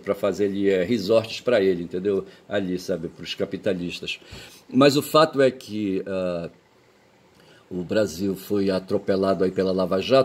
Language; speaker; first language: Portuguese; native; Portuguese